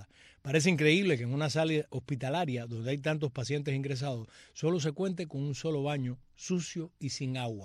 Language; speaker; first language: Spanish; native; Spanish